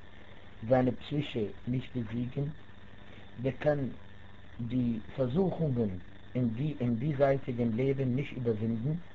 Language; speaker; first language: German; non-native, fluent; Arabic